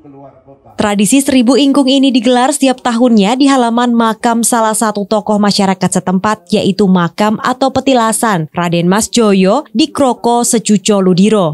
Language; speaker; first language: Indonesian; native; Indonesian